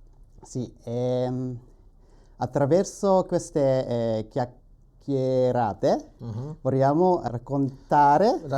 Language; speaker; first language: Italian; non-native, learner; Japanese